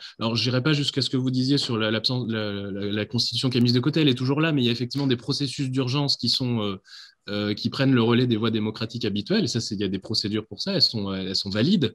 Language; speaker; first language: French; native; French